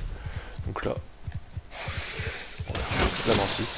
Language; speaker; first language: French; native; French